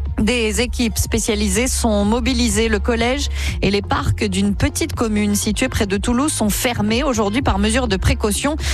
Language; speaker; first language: French; native; French